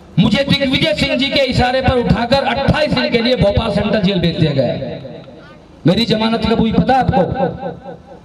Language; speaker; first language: Hindi; native; Hindi